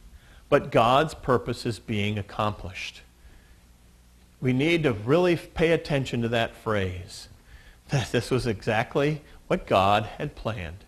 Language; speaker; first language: English; native; English